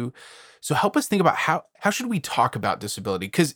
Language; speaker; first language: English; native; English